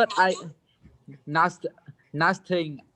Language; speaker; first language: English; non-native, learner; Vietnamese